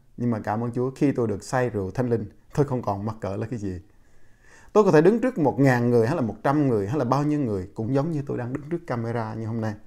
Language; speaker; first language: Vietnamese; non-native, local second language; Jarai